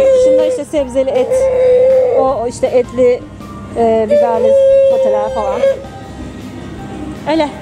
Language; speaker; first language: Turkish; non-native, fluent; Japanese